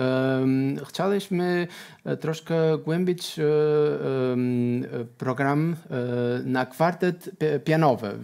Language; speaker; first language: Polish; non-native, learner; Portuguese